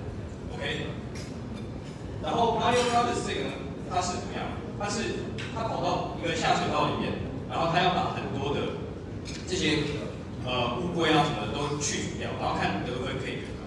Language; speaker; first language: Chinese; native; Chinese